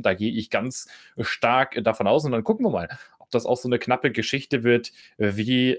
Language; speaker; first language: German; native; German